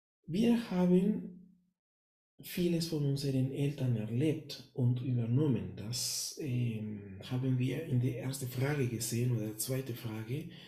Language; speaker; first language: German; non-native, fluent; Spanish